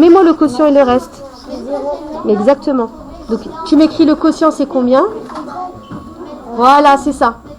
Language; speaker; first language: French; native; French